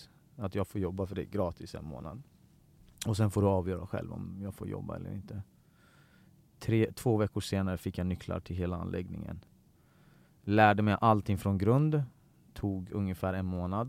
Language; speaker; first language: Swedish; early bilingual, other home language; Persian